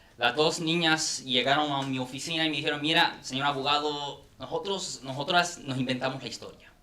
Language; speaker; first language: Spanish; non-native, fluent; English